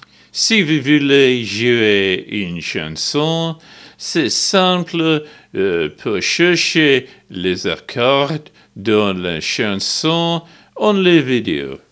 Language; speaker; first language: French; non-native, learner; English